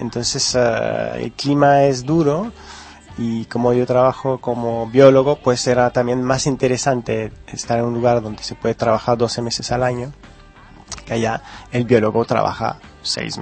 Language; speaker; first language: Spanish; early bilingual, heritage; Spanish